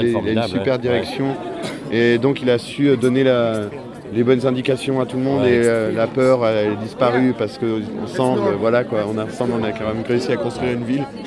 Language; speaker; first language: French; native; French